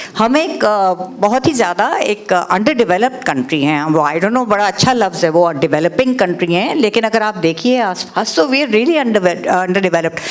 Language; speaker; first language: Urdu; native; Urdu